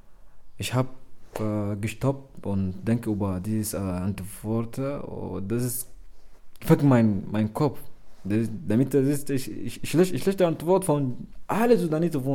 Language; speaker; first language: German; non-native, learner; Arabic